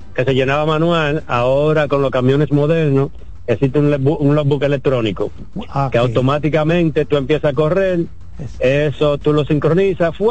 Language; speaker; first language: Spanish; native; Spanish